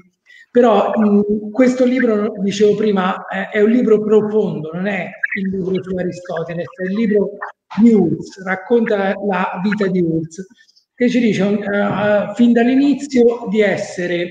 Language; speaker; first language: Italian; native; Italian